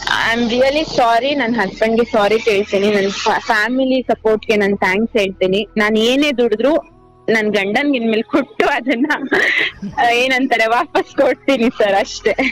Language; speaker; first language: Kannada; native; Kannada